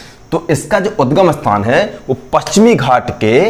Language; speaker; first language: Hindi; native; Hindi